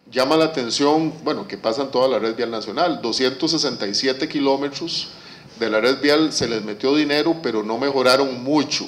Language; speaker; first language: Spanish; native; Spanish